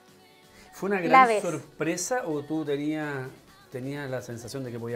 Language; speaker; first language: Spanish; native; Spanish